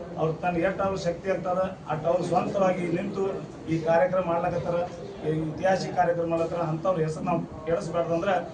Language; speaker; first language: Kannada; non-native, local second language; Lambadi